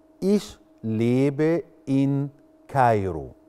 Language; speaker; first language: German; non-native, fluent; Arabic